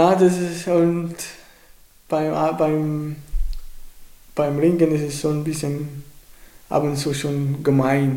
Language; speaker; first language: German; non-native, learner; Arabic